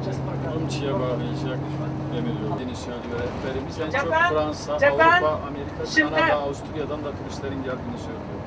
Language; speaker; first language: Turkish; native; Turkish